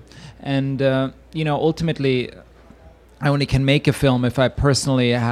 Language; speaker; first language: English; non-native, fluent; Swiss German